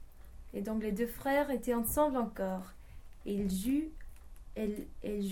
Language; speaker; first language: French; non-native, learner; English